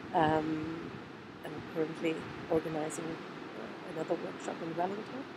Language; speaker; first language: English; non-native, fluent; German